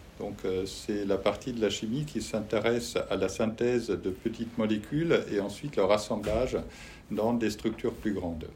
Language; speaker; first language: French; non-native, fluent; German